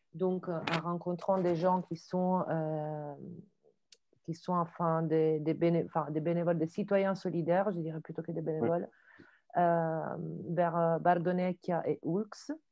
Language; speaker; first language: French; non-native, fluent; Italian